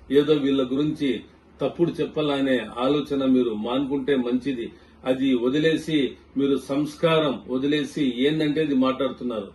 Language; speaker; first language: Telugu; non-native, local second language; Urdu